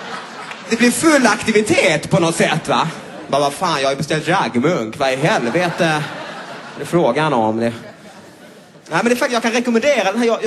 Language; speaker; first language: Swedish; native; Swedish